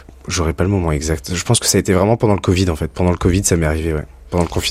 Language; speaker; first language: French; native; French